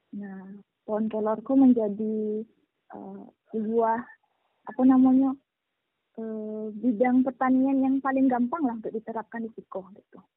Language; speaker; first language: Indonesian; native; Indonesian